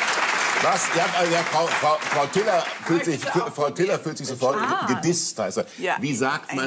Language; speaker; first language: German; native; German